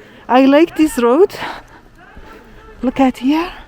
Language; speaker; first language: English; non-native, learner; Kurdish